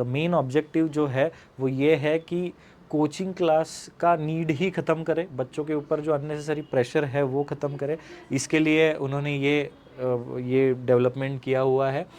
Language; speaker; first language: Hindi; non-native, local second language; Marathi